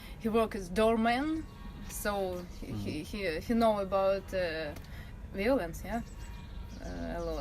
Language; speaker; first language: English; non-native, learner; Russian